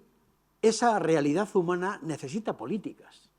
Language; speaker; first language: Spanish; native; Spanish